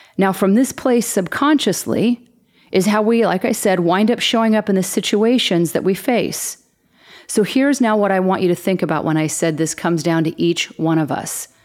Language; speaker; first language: English; native; English